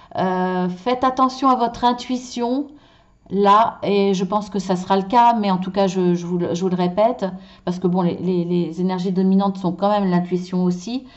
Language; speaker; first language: French; native; French